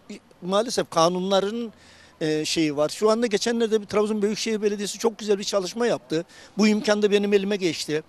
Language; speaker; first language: Turkish; native; Turkish